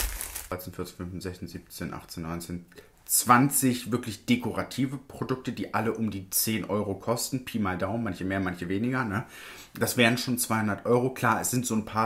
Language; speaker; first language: German; native; German